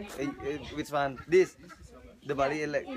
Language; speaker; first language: English; non-native, learner; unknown